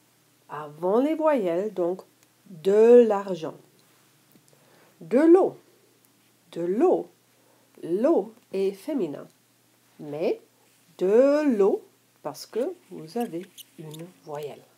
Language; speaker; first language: French; non-native, fluent; English